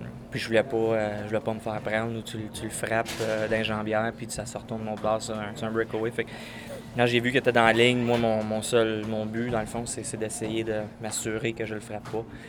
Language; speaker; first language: French; native; French